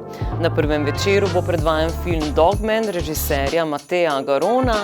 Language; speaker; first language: Slovenian; native; Slovenian